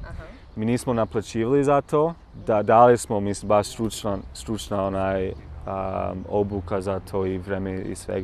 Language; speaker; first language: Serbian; non-native, learner; English